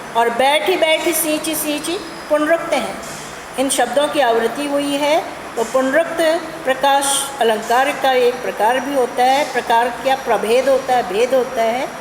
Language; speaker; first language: Hindi; native; Hindi